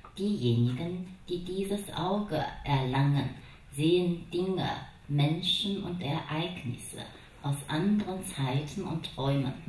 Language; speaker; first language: German; non-native, fluent; Chinese